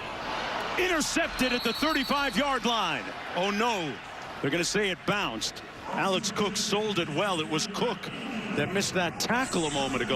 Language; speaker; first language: English; native; English